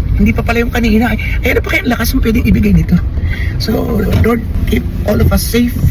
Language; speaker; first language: Filipino; native; Filipino